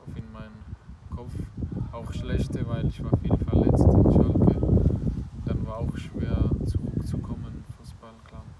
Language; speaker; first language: German; non-native, fluent; Georgian